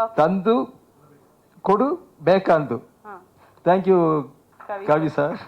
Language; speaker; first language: Kannada; non-native, learner; Tamil